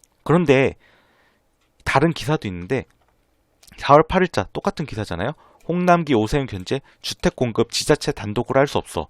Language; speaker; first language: Korean; native; Korean